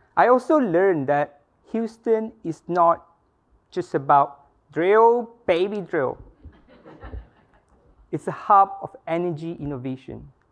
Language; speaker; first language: English; non-native, local second language; Malay